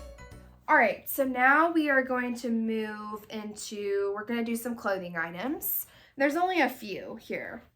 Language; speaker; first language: English; native; English